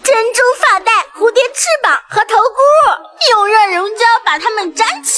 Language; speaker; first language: Chinese; native; Chinese